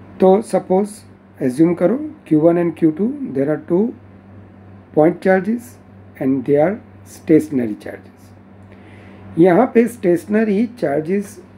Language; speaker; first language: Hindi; non-native, local second language; Gujarati